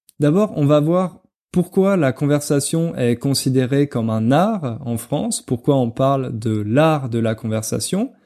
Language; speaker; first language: French; native; French